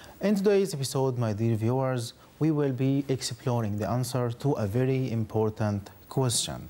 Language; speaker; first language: English; non-native, fluent; Arabic